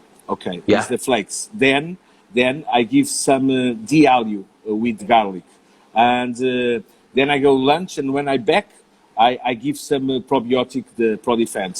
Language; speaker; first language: English; non-native, learner; Portuguese